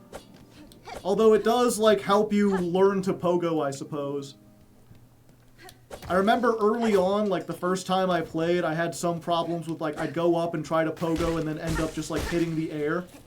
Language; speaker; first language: English; native; English